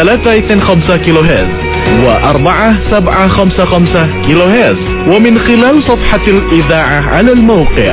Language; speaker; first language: Arabic; non-native, fluent; Indonesian